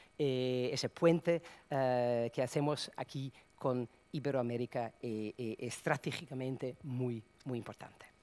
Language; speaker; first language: Spanish; non-native, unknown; Serbian